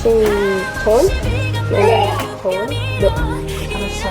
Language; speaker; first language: Korean; non-native, learner; English